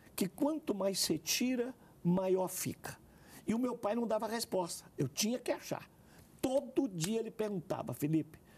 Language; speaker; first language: Portuguese; native; Portuguese